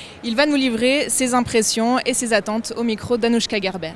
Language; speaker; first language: French; native; French